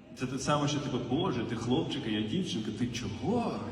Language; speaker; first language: Ukrainian; non-native, local second language; Russian